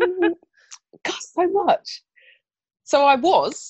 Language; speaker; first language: English; native; English